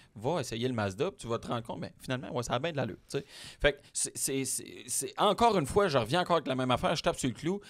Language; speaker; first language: French; native; French